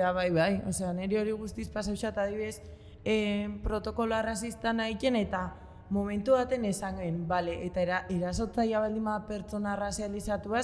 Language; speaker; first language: Basque; native; Basque